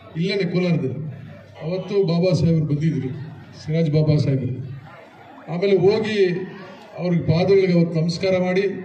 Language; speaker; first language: Kannada; native; Kannada